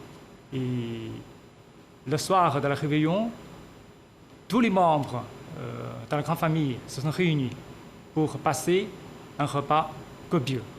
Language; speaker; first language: French; non-native, fluent; Chinese